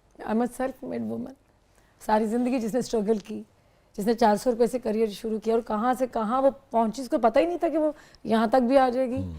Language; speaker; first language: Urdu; non-native, local second language; Punjabi